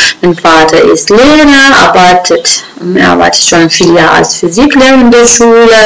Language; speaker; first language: German; non-native, fluent; Uzbek